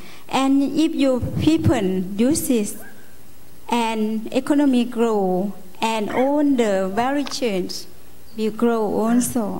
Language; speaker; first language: English; non-native, learner; Lao